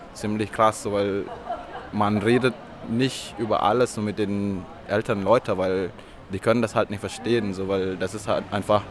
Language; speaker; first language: German; non-native, fluent; Indonesian